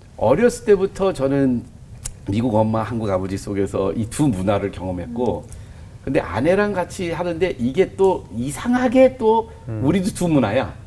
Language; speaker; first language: Korean; native; Korean